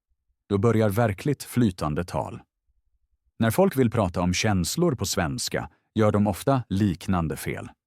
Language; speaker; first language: Swedish; non-native, fluent; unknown